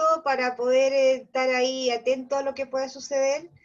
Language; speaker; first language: Spanish; native; Spanish